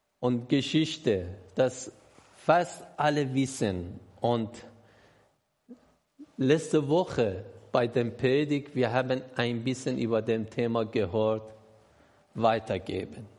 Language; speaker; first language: German; non-native, learner; Persian